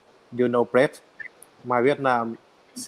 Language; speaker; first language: English; non-native, learner; Vietnamese